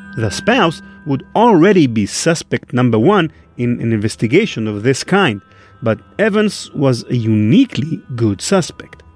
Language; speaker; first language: English; non-native, fluent; Hebrew